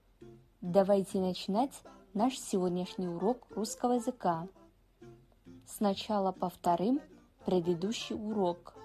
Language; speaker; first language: Russian; non-native, fluent; Kazakh